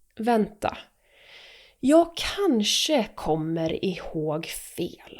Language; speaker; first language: Swedish; native; Swedish